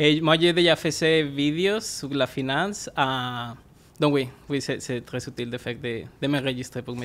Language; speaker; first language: French; non-native, fluent; Spanish